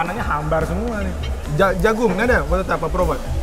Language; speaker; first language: Russian; non-native, learner; Indonesian